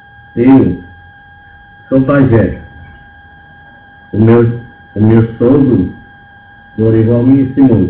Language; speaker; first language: Portuguese; non-native, local second language; Yanomámi